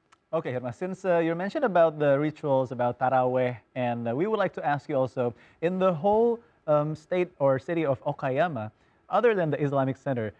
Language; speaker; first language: English; non-native, fluent; Indonesian